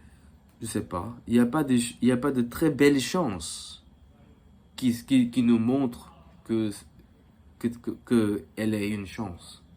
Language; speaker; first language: French; non-native, fluent; Korean